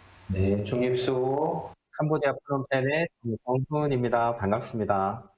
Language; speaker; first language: Korean; non-native, fluent; Khmer